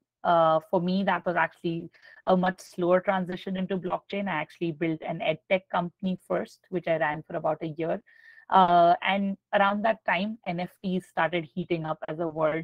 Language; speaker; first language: English; non-native, local second language; Hindi